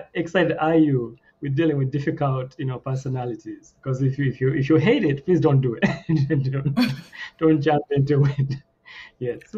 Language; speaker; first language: English; non-native, local second language; Ganda